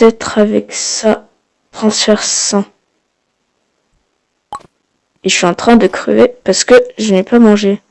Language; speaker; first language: French; native; French